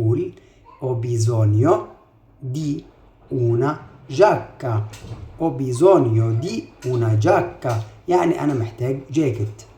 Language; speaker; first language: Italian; non-native, fluent; Arabic